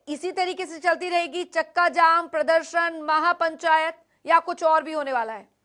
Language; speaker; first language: Hindi; native; Hindi